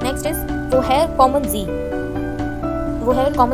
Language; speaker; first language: German; non-native, fluent; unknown